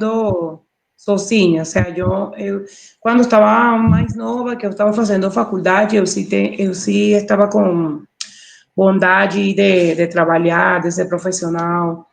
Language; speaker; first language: Portuguese; non-native, learner; Spanish